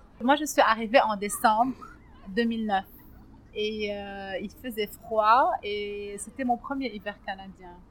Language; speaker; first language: French; non-native, local second language; Arabic